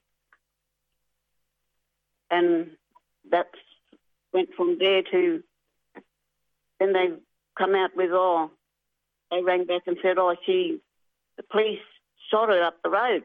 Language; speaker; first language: English; native; English